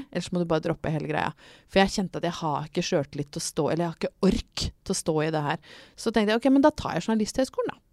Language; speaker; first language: Norwegian; native; Norwegian